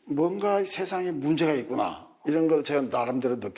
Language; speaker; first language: Korean; native; Korean